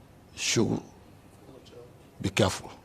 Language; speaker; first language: English; non-native, local second language; Yoruba